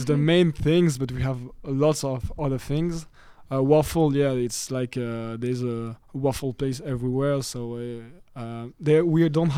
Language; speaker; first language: English; non-native, fluent; French